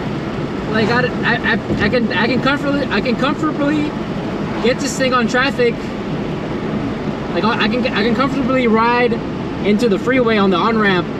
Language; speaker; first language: English; native; English